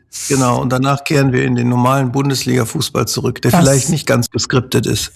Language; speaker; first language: German; native; German